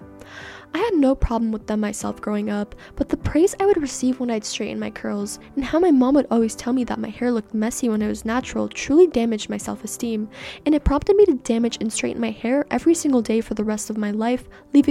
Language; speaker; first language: English; early bilingual, other home language; Persian